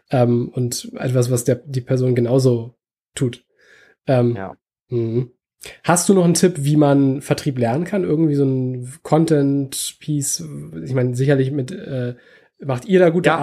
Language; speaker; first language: German; native; German